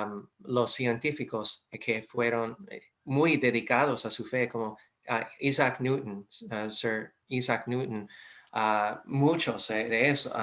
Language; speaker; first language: Spanish; non-native, fluent; English